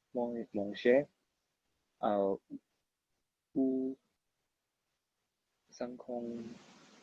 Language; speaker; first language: French; non-native, learner; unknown